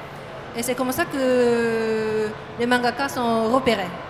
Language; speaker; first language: French; non-native, fluent; Japanese